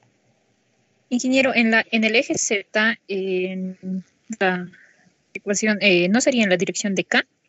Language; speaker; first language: Spanish; native; Spanish